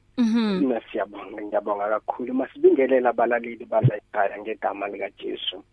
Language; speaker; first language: Zulu; non-native, local second language; Southern Sotho